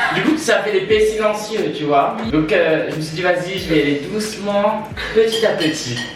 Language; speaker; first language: French; native; French